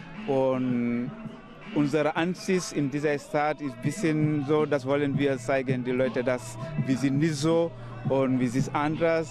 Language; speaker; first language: German; non-native, learner; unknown